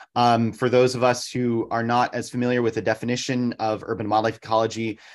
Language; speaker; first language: English; native; English